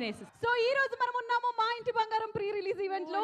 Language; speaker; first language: Telugu; native; Telugu